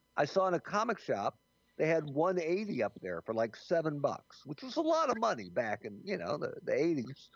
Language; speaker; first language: English; native; English